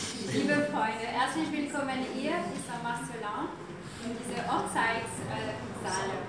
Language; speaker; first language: German; non-native, learner; French